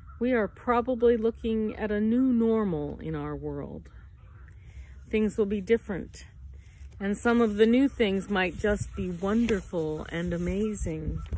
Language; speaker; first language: English; native; English